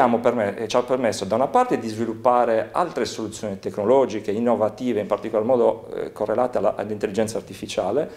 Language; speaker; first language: Italian; native; Italian